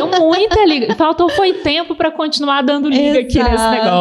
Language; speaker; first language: Portuguese; native; Portuguese